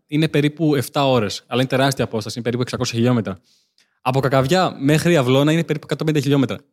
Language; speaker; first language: Greek; early bilingual, other home language; Albanian